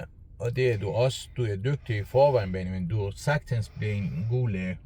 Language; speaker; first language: Danish; non-native, learner; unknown